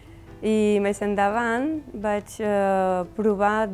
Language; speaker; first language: Catalan; non-native, fluent; French